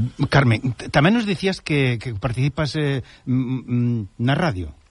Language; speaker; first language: Galician; native; Galician